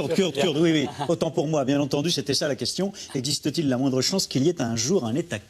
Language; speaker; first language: French; native; French